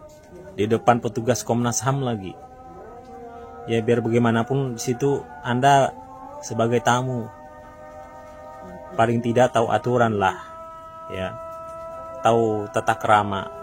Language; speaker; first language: Indonesian; native; Indonesian